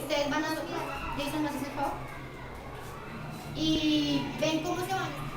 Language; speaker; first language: Spanish; native; Spanish